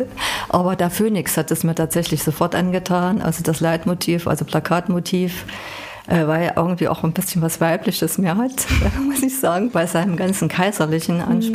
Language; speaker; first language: German; native; German